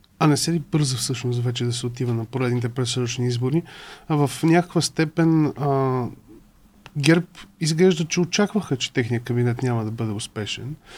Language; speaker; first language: Bulgarian; native; Bulgarian